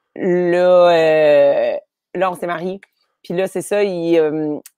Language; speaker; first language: French; native; French